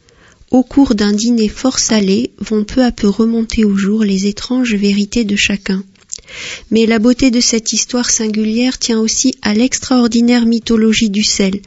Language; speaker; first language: French; native; French